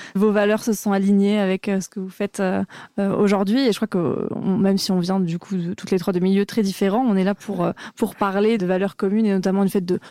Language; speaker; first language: French; native; French